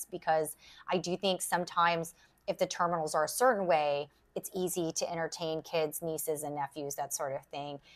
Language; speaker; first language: English; native; English